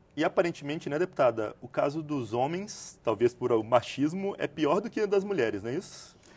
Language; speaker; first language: Portuguese; native; Portuguese